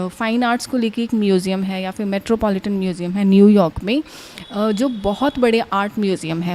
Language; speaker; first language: Hindi; non-native, local second language; Punjabi